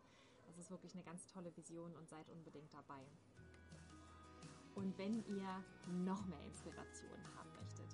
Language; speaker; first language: German; native; German